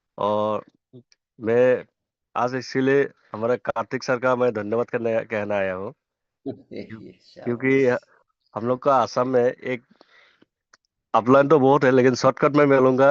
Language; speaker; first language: Hindi; non-native, local second language; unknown